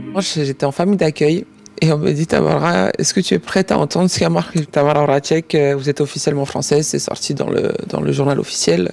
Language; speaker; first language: French; early bilingual, other home language; Croatian